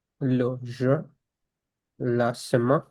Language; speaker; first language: French; non-native, learner; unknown